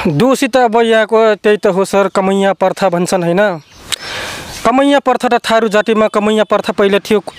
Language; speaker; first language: Nepali; non-native, local second language; Rana Tharu